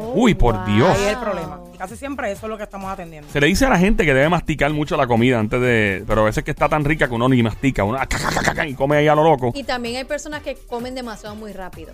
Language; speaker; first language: Spanish; native; Spanish